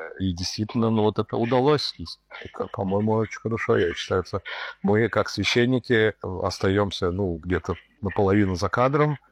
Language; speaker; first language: Russian; early bilingual, heritage; Russian